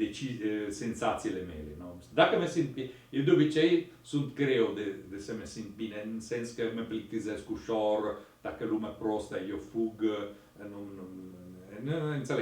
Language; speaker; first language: Romanian; non-native, learner; Italian